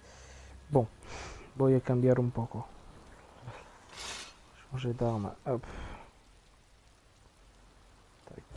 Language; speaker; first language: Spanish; non-native, learner; French